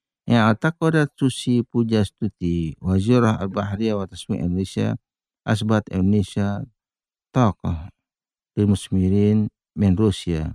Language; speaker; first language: Arabic; non-native, fluent; Indonesian